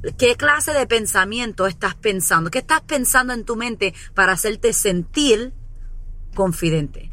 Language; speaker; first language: Spanish; early bilingual, heritage; Spanish